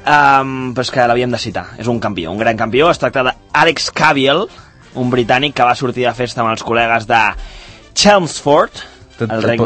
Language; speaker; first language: Catalan; native; Catalan